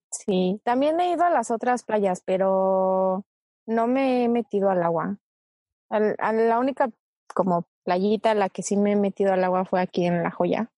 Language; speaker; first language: Spanish; early bilingual, other home language; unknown